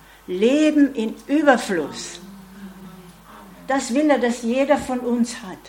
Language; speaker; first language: German; non-native, fluent; English